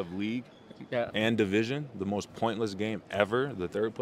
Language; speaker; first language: English; native; English